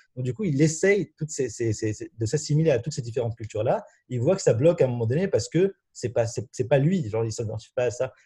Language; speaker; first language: French; non-native, local second language; Arabic